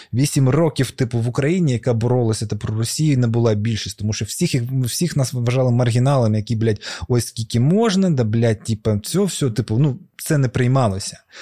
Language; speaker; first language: Ukrainian; non-native, local second language; Russian